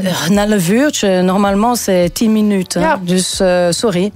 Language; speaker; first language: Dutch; non-native, local second language; French